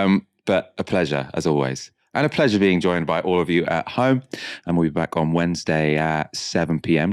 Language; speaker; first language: English; native; English